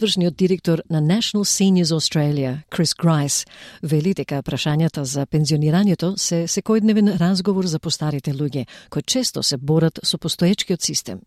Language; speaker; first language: Macedonian; native; Macedonian